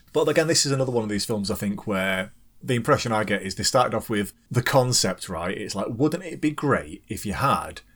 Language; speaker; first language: English; native; English